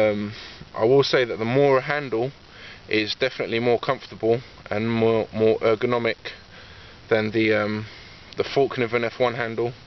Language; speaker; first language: English; native; English